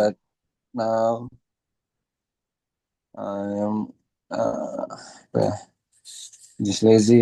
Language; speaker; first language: English; non-native, learner; Indonesian